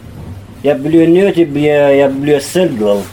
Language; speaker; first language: Danish; non-native, learner; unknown